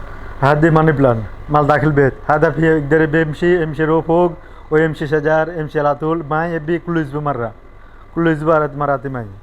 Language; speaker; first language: Arabic; non-native, learner; Bangla